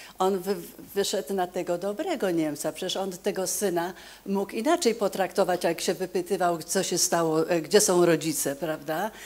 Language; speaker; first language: Polish; native; Polish